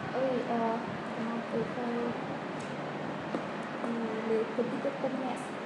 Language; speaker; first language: French; non-native, learner; Khmer